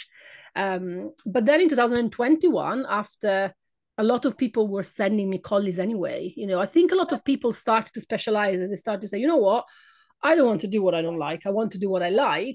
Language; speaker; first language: English; non-native, fluent; Italian